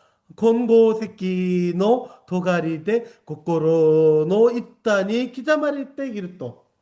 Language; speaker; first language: Japanese; non-native, fluent; Korean